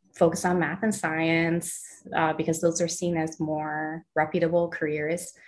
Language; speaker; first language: English; early bilingual, other home language; Chinese